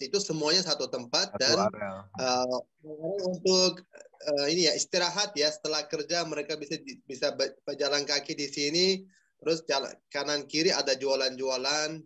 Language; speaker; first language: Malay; non-native, fluent; Uzbek